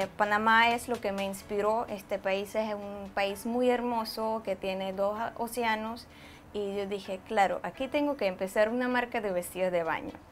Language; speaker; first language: Spanish; non-native, fluent; Russian